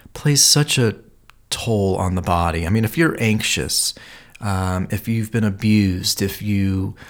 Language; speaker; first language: English; native; English